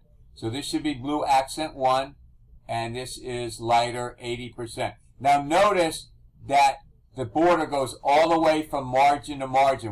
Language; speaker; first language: English; native; English